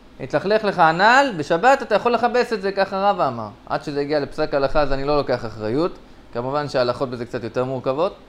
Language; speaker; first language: Hebrew; native; Hebrew